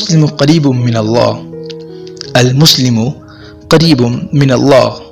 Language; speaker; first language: Arabic; non-native, fluent; Urdu